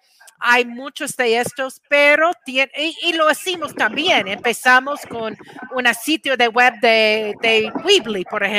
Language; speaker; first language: Spanish; non-native, fluent; English